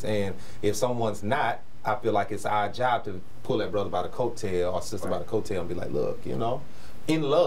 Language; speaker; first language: English; native; English